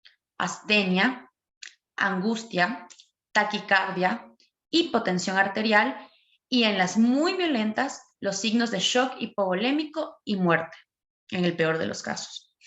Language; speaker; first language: Spanish; native; Spanish